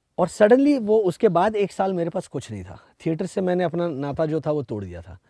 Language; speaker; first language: Hindi; non-native, local second language; Marathi